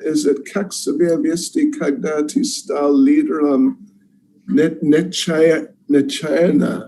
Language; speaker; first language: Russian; non-native, learner; English